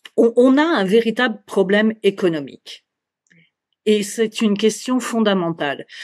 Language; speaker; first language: French; native; French